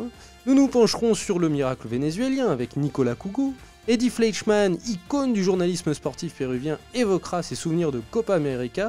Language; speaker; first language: French; native; French